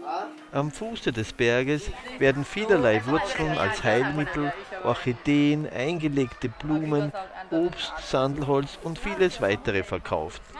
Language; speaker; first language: German; native; German